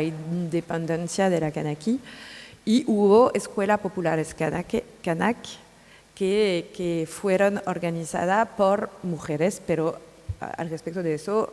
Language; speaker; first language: Spanish; non-native, learner; French